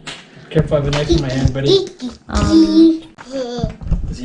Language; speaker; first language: English; native; English